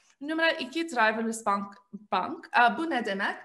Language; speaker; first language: Turkish; early bilingual, heritage; Turkish